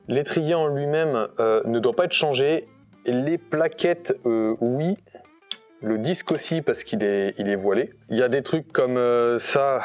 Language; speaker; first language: French; native; French